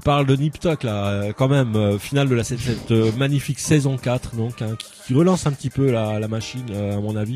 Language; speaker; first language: French; native; French